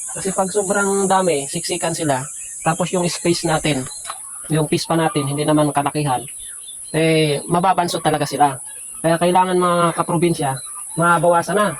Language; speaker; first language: Filipino; non-native, local second language; Bikol